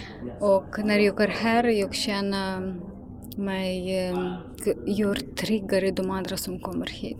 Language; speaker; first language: Swedish; non-native, learner; Ukrainian